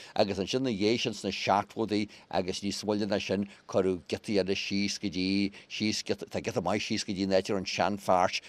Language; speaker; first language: Irish; native; Irish